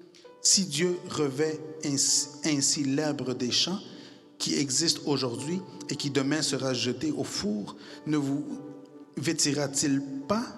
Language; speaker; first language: French; non-native, fluent; Spanish